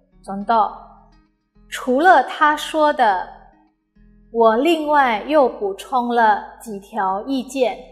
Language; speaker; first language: Chinese; non-native, fluent; Indonesian